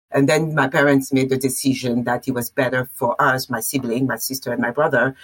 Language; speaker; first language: English; non-native, fluent; French